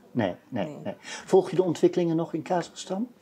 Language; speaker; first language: Dutch; native; Dutch